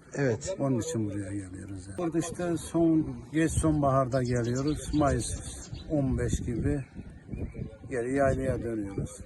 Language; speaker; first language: Turkish; native; Turkish